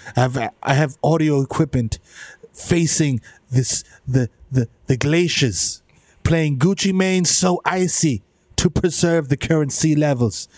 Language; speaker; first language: English; early bilingual, other home language; Spanish